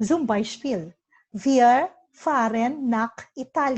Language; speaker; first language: German; non-native, learner; Filipino